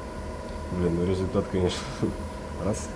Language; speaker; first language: Russian; native; Russian